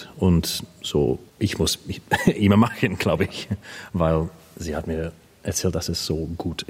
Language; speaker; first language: German; non-native, learner; English